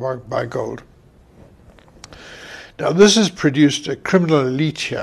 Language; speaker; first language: English; native; English